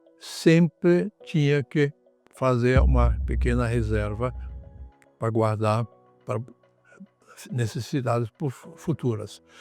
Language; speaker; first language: Portuguese; non-native, fluent; German